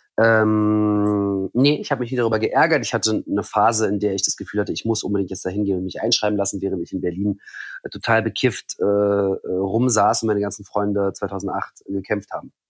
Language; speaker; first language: German; early bilingual, other home language; Russian